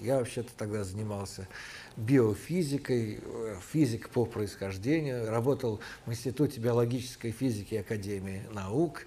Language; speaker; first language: Russian; native; Russian